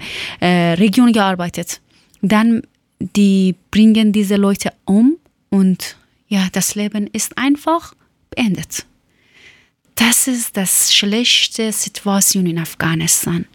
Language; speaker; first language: German; non-native, learner; Persian